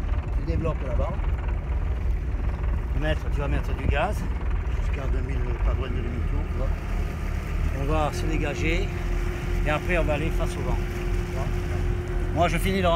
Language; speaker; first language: French; native; French